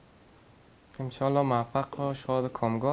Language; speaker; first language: Persian; native; Persian